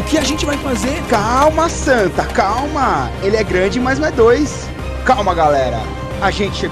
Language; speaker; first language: Portuguese; native; Portuguese